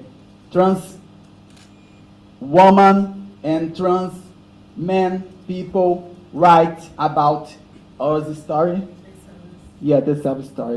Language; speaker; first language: English; non-native, learner; Portuguese